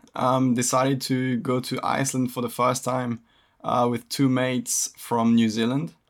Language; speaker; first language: English; early bilingual, other home language; French